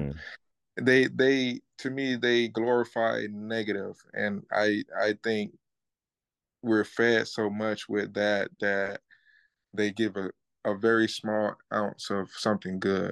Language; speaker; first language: English; native; English